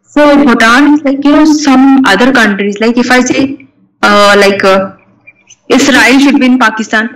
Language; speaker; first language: English; non-native, local second language; Urdu